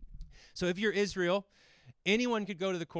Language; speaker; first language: English; native; English